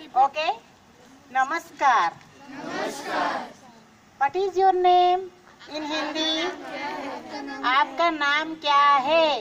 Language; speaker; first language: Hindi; non-native, local second language; Odia